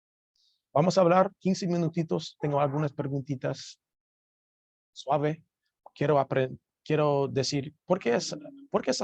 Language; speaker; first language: Spanish; non-native, learner; English